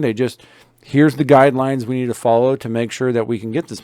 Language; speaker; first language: English; native; English